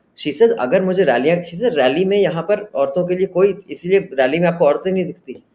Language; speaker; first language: Hindi; native; Hindi